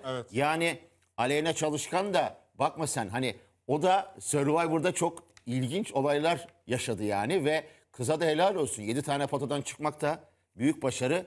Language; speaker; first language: Turkish; native; Turkish